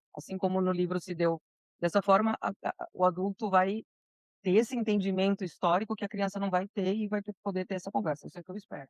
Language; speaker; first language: Portuguese; early bilingual, other home language; Spanish